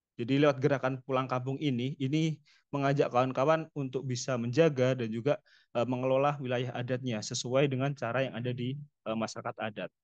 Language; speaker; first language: Indonesian; non-native, local second language; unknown